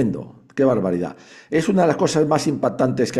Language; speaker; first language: Spanish; native; Spanish